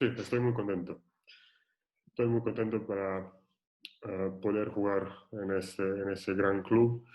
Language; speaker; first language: Spanish; non-native, fluent; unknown